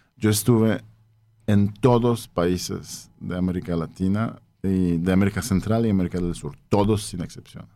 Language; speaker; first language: Spanish; non-native, fluent; Polish